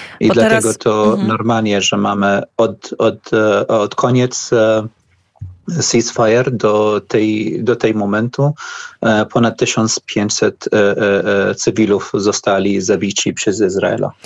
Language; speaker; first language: Polish; non-native, learner; Arabic